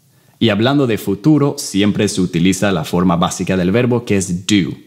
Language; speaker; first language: Spanish; non-native, fluent; English